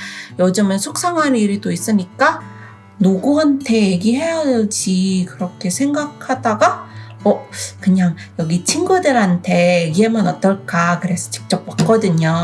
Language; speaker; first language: Korean; non-native, fluent; Indonesian